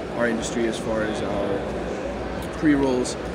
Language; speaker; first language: English; native; English